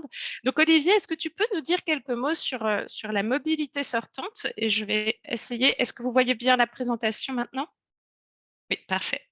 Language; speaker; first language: French; native; French